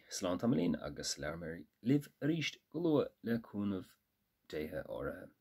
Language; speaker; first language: Irish; native; Irish